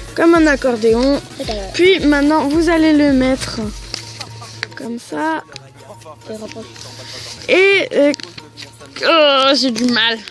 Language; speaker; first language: French; native; French